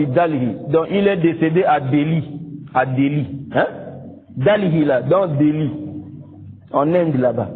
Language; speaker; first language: French; non-native, local second language; Lingala